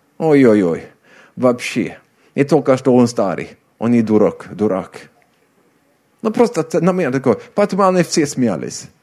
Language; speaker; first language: Russian; non-native, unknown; Swedish